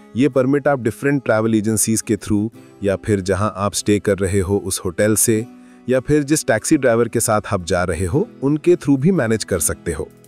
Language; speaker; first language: Hindi; non-native, fluent; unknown